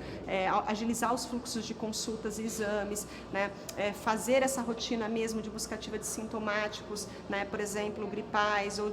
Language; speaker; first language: Portuguese; native; Portuguese